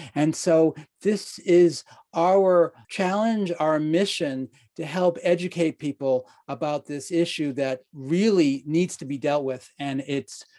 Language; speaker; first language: English; native; English